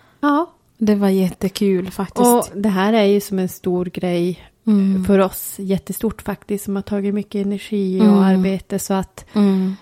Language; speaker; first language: Swedish; native; Swedish